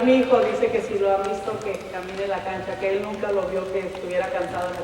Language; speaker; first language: Spanish; native; Spanish